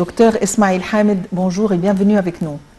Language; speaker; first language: French; non-native, fluent; Arabic